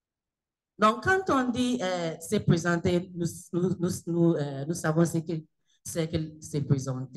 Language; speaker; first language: French; non-native, fluent; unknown